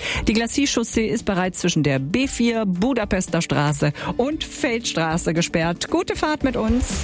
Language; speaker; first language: German; native; German